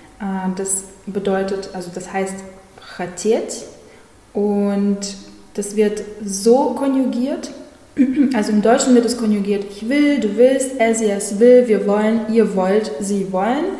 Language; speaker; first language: German; non-native, fluent; Russian